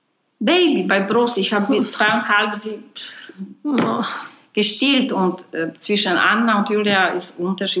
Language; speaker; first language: German; non-native, fluent; Polish